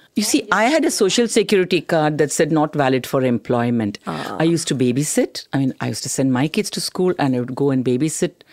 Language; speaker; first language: English; non-native, local second language; Tamil